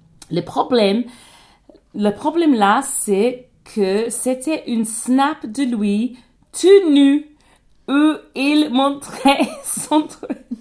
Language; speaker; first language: French; non-native, learner; English